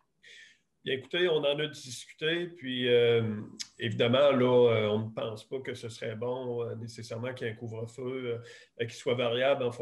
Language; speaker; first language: French; native; French